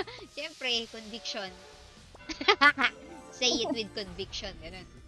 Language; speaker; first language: English; non-native, local second language; Filipino